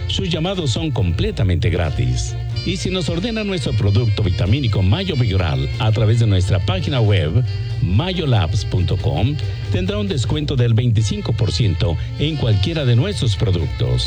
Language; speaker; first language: Spanish; native; Spanish